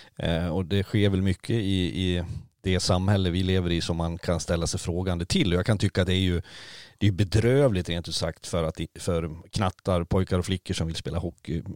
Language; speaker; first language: Swedish; native; Swedish